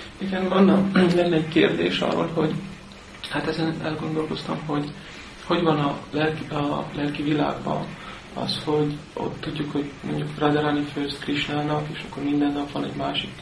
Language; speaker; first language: Hungarian; non-native, learner; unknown